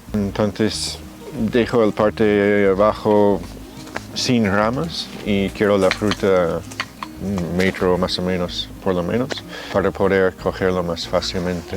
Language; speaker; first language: Spanish; non-native, fluent; English